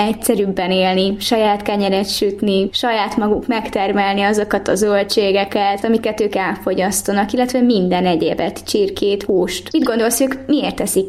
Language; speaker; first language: Hungarian; native; Hungarian